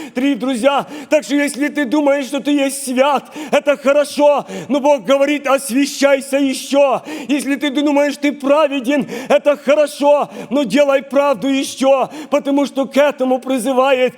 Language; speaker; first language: Russian; non-native, local second language; Ukrainian